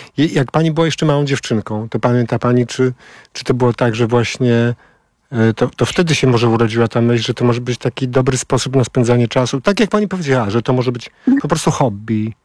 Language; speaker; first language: Polish; native; Polish